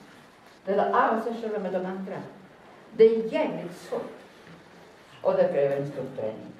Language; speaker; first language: Swedish; non-native, fluent; Italian